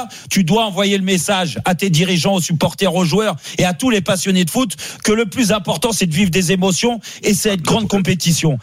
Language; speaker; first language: French; native; French